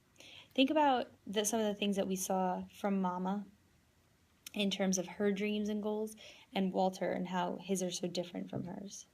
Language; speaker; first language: English; native; English